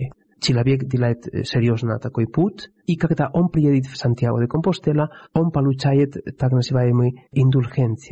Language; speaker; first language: Russian; non-native, fluent; Spanish